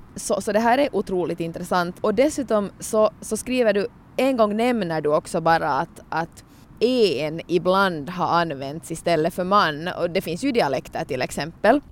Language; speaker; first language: Swedish; native; Swedish